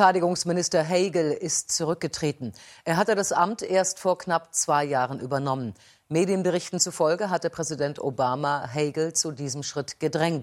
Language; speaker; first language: German; native; German